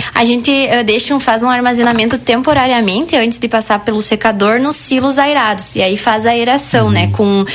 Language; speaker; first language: Portuguese; native; Portuguese